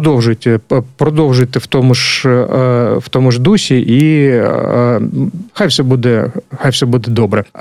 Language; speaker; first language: Ukrainian; native; Ukrainian